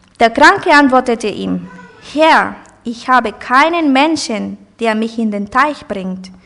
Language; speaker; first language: German; early bilingual, heritage; German